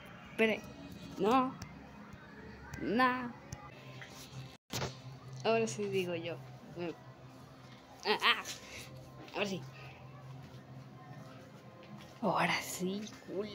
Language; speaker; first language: Spanish; native; Spanish